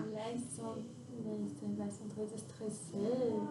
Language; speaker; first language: French; non-native, fluent; Portuguese